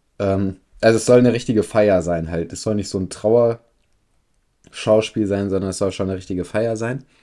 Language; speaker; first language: German; native; German